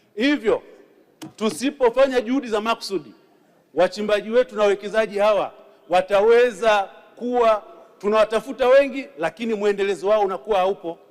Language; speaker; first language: Swahili; native; Swahili